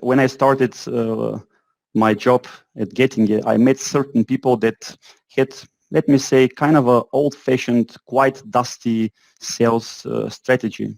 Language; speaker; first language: English; non-native, fluent; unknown